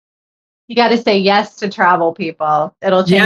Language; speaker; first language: English; native; English